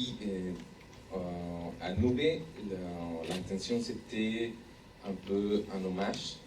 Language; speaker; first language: French; non-native, learner; Spanish